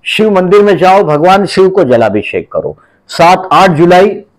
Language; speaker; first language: Hindi; native; Hindi